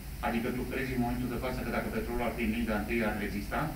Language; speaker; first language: Romanian; native; Romanian